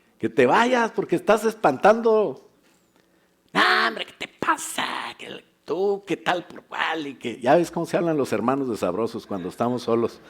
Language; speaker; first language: Spanish; native; Spanish